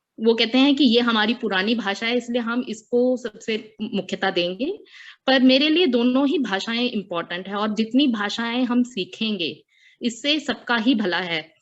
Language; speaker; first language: Hindi; non-native, local second language; Tamil